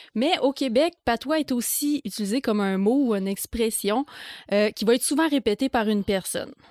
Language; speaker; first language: French; native; French